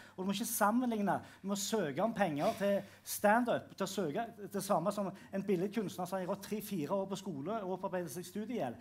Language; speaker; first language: Norwegian; native; Norwegian